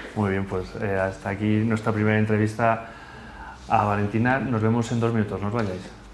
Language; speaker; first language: Spanish; native; Spanish